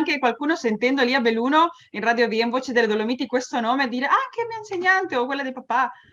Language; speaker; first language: Italian; early bilingual, heritage; Spanish